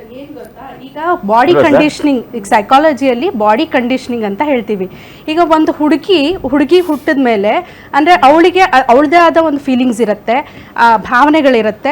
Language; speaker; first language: Kannada; native; Kannada